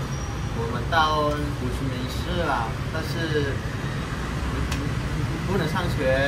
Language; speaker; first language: Chinese; non-native, learner; Vietnamese